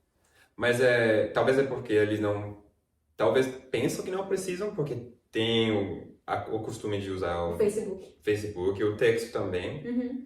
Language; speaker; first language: Portuguese; non-native, fluent; English